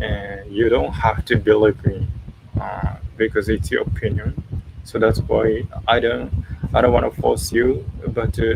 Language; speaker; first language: English; non-native, learner; Japanese